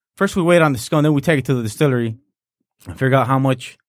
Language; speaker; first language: English; non-native, fluent; Spanish